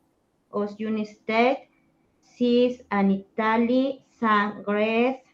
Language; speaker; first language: French; non-native, learner; Spanish